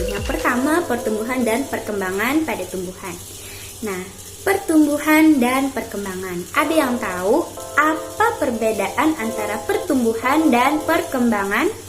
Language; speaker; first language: Indonesian; non-native, local second language; Banjar